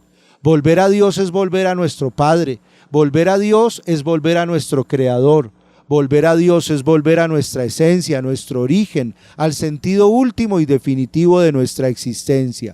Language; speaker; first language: Spanish; native; Spanish